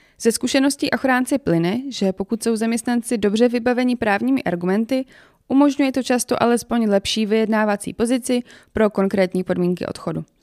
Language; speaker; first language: Czech; native; Czech